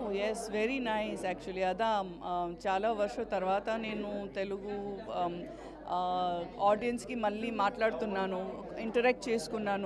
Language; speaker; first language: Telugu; non-native, learner; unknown